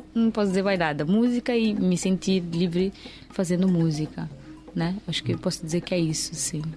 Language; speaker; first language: Portuguese; native; Portuguese